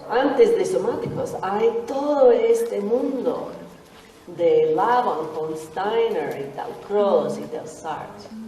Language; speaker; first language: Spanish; non-native, learner; English